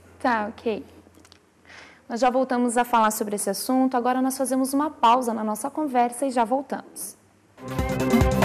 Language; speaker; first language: Portuguese; native; Portuguese